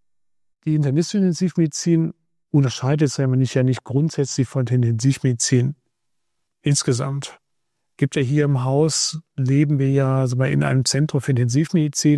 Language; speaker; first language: German; native; German